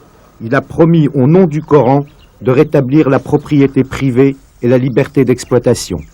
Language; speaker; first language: French; native; French